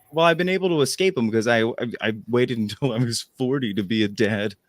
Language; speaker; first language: English; native; English